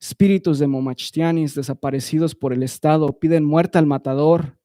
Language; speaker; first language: Spanish; early bilingual, other home language; English